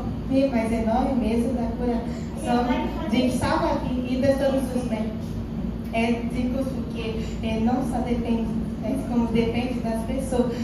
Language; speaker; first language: Portuguese; non-native, fluent; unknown